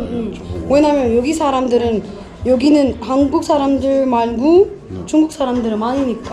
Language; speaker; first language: Korean; non-native, fluent; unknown